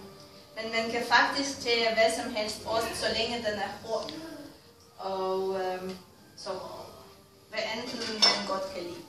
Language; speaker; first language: Danish; non-native, fluent; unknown